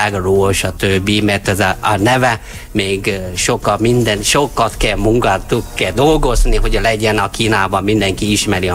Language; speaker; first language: Hungarian; non-native, learner; Chinese